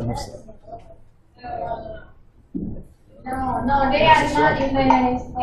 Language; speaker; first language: English; non-native, fluent; Russian